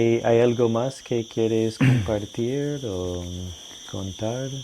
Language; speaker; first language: Spanish; non-native, fluent; English